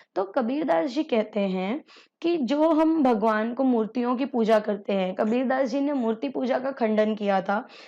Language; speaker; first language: Hindi; native; Hindi